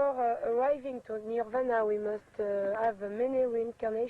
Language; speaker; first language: English; non-native, fluent; French